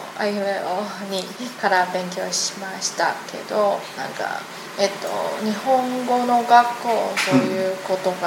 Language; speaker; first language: Japanese; non-native, learner; Chinese